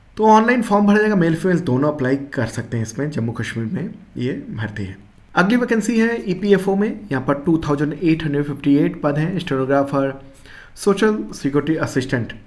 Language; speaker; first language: Hindi; native; Hindi